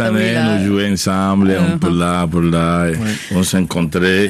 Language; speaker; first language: French; non-native, fluent; Spanish